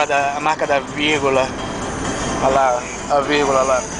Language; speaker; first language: Portuguese; native; Portuguese